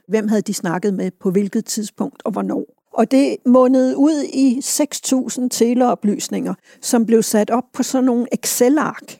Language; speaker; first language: Danish; native; Danish